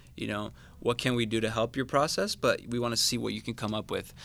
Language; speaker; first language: English; non-native, fluent; Spanish